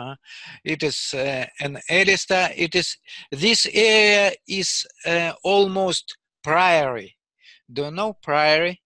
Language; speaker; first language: English; non-native, learner; Russian